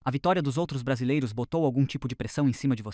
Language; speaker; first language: Portuguese; native; Portuguese